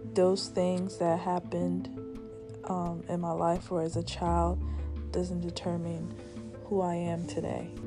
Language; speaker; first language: English; early bilingual, other home language; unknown